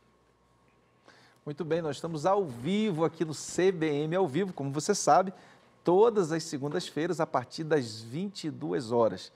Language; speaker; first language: Portuguese; native; Portuguese